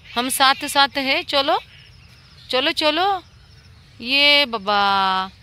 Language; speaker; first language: Hindi; non-native, local second language; Marathi